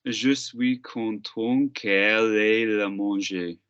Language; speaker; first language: French; non-native, learner; English